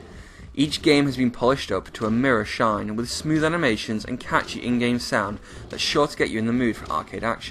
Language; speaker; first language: English; native; English